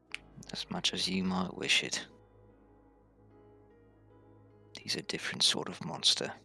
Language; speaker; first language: English; native; English